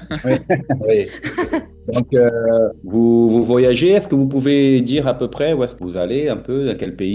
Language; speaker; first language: French; non-native, fluent; Portuguese